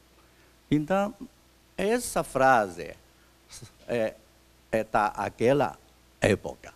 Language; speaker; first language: Portuguese; non-native, fluent; Chinese